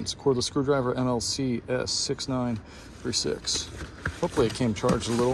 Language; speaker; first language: English; native; English